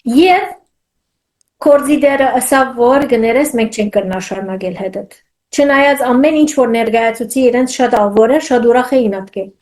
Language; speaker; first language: Armenian; early bilingual, heritage; Armenian